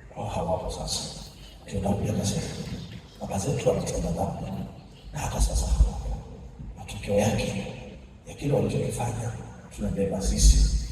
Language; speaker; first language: Swahili; non-native, local second language; Masai